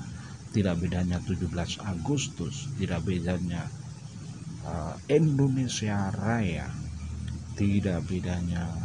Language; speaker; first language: Indonesian; native; Indonesian